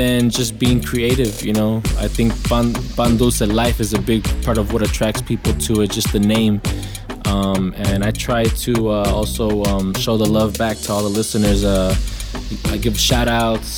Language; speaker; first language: English; native; English